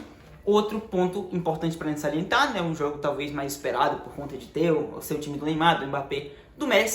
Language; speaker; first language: Portuguese; native; Portuguese